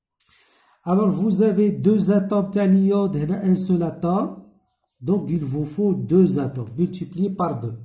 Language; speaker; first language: French; non-native, local second language; Arabic